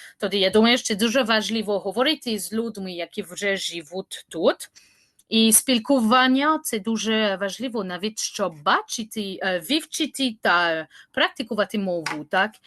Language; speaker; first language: Ukrainian; non-native, learner; French